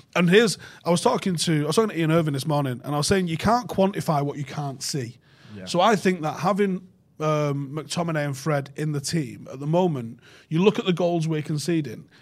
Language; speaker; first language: English; native; English